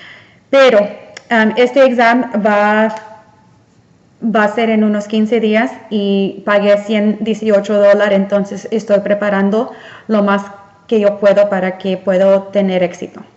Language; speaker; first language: Spanish; early bilingual, heritage; Spanish